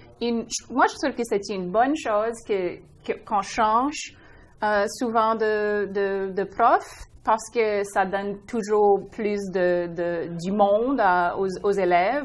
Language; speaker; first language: French; non-native, local second language; English